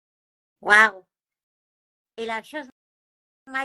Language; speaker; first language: French; non-native, fluent; Spanish